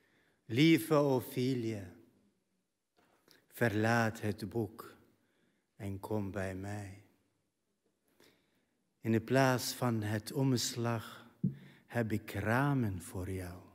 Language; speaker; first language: Dutch; non-native, fluent; Arabic